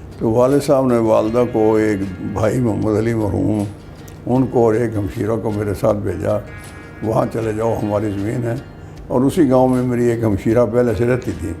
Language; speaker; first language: Urdu; non-native, local second language; Punjabi